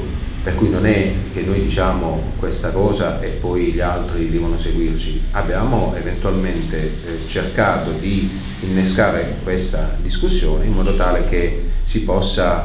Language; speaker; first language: Italian; native; Italian